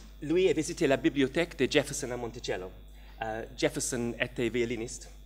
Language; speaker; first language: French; non-native, learner; English